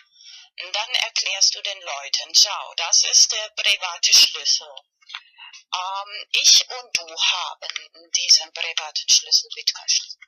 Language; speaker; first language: German; non-native, fluent; Spanish